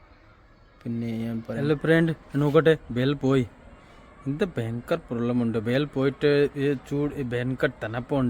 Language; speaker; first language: Malayalam; non-native, learner; Nepali